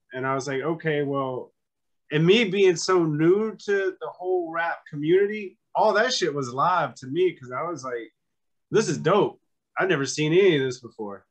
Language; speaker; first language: English; native; English